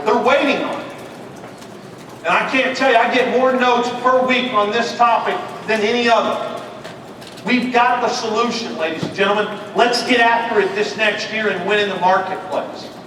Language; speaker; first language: English; native; English